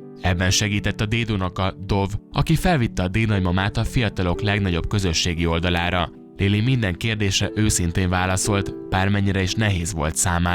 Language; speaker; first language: Hungarian; native; Hungarian